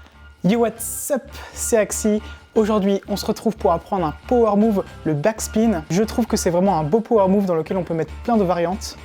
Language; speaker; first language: French; native; French